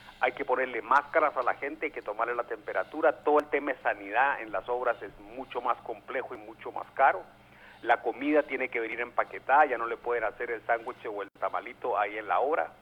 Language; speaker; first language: Spanish; native; Spanish